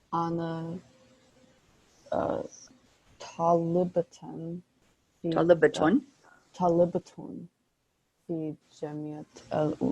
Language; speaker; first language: Arabic; non-native, learner; English